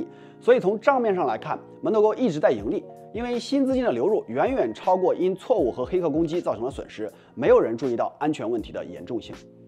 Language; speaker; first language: Chinese; native; Chinese